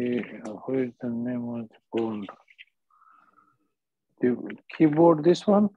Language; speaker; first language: English; non-native, learner; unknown